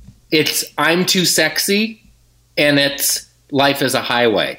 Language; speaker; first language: English; native; English